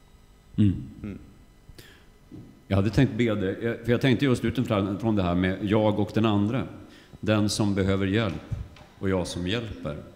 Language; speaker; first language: Swedish; native; Swedish